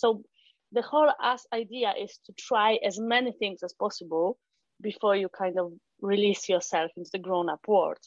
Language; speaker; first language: English; non-native, fluent; Polish